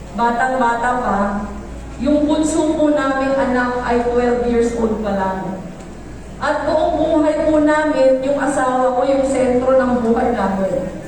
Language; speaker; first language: Filipino; non-native, local second language; Bikol